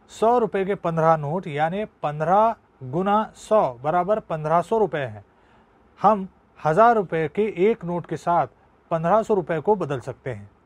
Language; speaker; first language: Hindi; non-native, local second language; Marathi